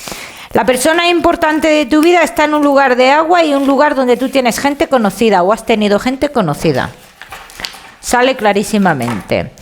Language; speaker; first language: Spanish; native; Spanish